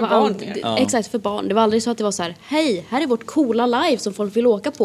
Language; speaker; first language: Swedish; native; Swedish